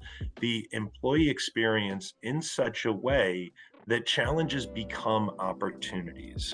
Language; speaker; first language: English; native; English